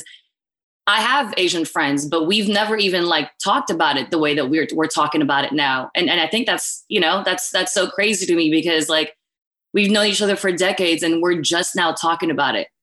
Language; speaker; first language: English; non-native, local second language; Filipino